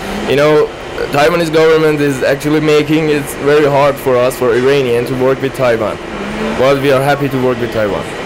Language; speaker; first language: English; non-native, fluent; Persian